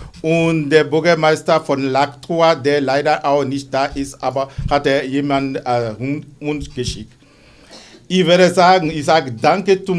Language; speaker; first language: German; non-native, fluent; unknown